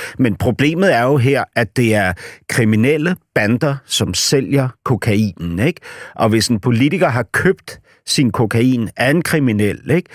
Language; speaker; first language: Danish; native; Danish